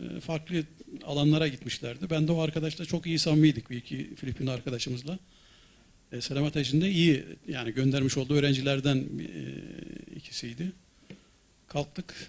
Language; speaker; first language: Turkish; native; Turkish